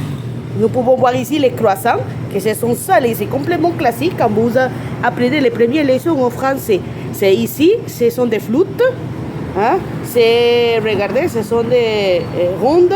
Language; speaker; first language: French; non-native, fluent; Spanish